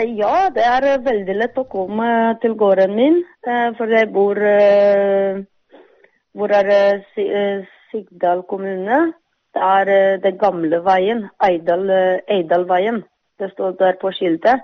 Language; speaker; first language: Norwegian; non-native, fluent; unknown